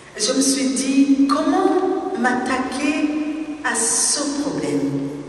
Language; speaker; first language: French; non-native, local second language; Rundi